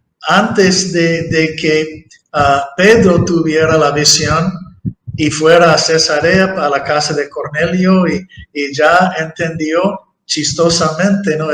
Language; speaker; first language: Spanish; non-native, fluent; English